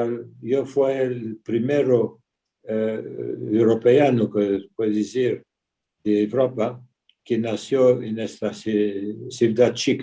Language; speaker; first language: Spanish; early bilingual, heritage; Ladino